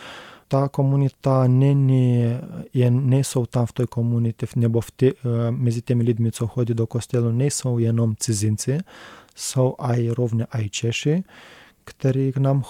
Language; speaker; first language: Czech; non-native, learner; Romanian